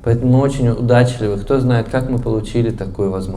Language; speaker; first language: Russian; native; Russian